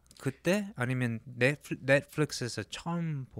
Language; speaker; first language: Korean; early bilingual, heritage; English